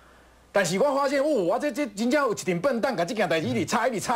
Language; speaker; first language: Chinese; native; Chinese